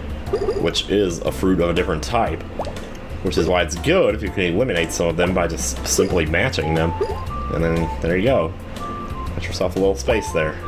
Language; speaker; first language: English; native; English